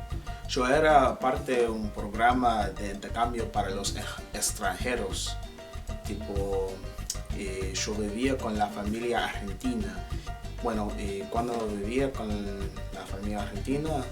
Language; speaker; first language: Spanish; non-native, fluent; English